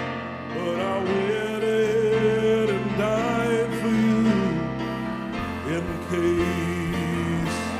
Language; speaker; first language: English; native; English